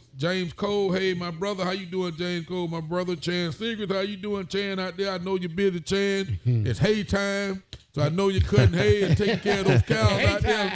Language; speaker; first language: English; native; English